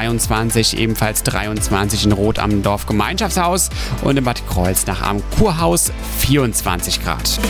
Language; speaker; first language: German; native; German